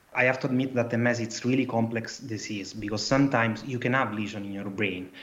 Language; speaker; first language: English; non-native, fluent; Italian